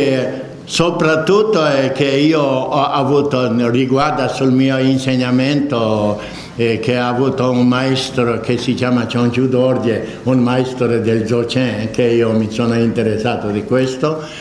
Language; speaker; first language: Italian; non-native, fluent; Tibetan